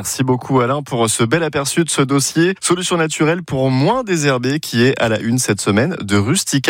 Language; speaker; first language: French; native; French